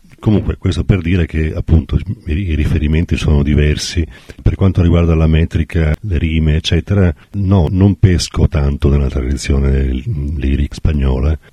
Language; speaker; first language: Italian; native; Italian